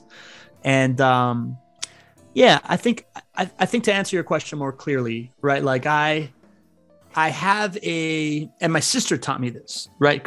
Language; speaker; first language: English; early bilingual, other home language; Spanish